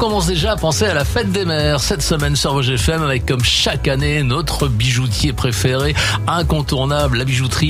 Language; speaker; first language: French; native; French